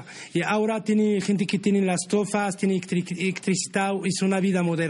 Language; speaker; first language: Spanish; non-native, learner; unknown